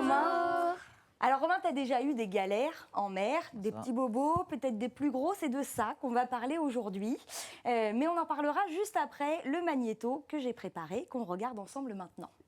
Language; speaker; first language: French; native; French